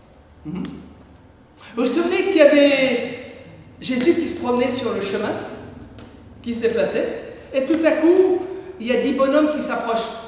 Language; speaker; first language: French; native; French